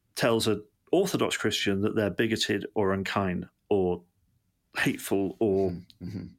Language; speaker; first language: English; native; English